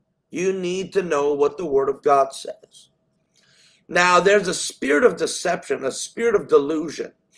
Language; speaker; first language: English; native; English